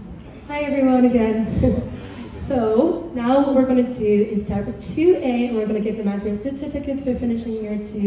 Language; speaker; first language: English; native; English